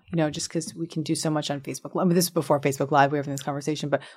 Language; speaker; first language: English; native; English